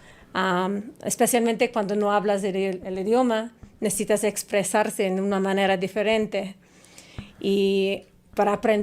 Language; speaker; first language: Spanish; non-native, fluent; English